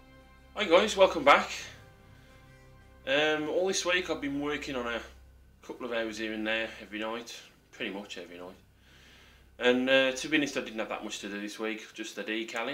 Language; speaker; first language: English; native; English